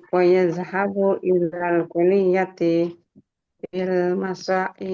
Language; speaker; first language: Arabic; non-native, learner; Indonesian